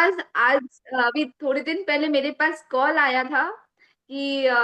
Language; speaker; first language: Hindi; native; Hindi